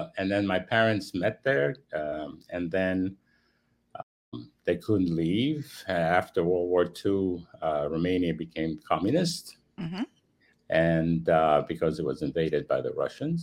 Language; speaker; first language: English; non-native, fluent; Romanian